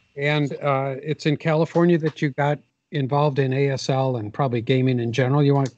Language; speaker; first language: English; native; English